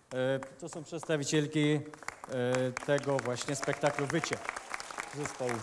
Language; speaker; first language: Polish; native; Polish